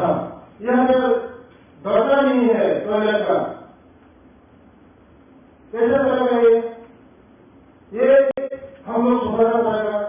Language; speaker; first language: Hindi; non-native, local second language; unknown